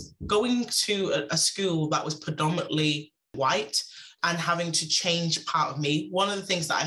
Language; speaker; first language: English; native; English